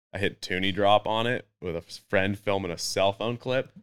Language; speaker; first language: English; native; English